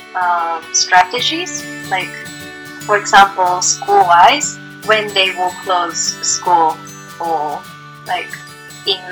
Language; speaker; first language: English; non-native, fluent; Japanese